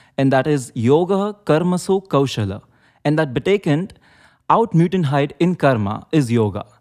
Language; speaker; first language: Dutch; non-native, fluent; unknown